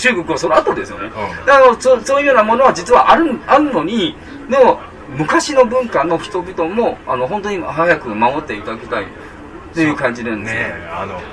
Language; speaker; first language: Japanese; non-native, fluent; Chinese